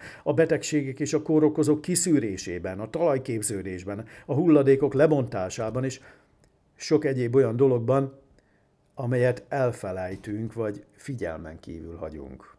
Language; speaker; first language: Hungarian; native; Hungarian